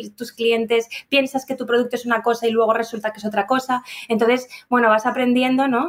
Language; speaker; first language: Spanish; native; Spanish